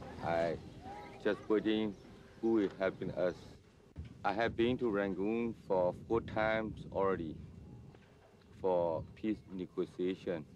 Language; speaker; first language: English; non-native, learner; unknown